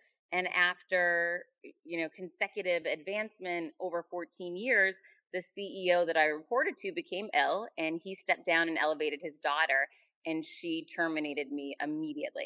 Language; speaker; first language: English; native; English